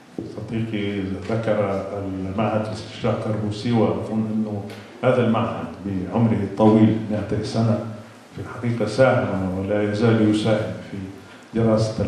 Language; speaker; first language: Arabic; non-native, fluent; Russian